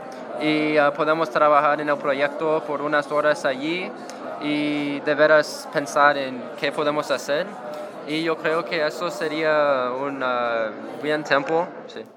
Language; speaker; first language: Spanish; non-native, learner; English